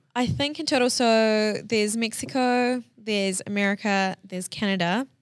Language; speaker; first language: English; early bilingual, other home language; Hindi